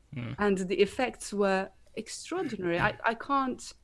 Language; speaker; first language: English; non-native, fluent; Slovenian